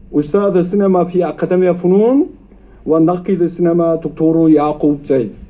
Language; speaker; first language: Arabic; non-native, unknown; Korean